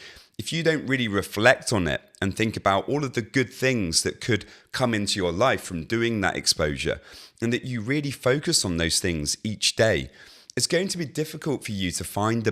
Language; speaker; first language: English; native; English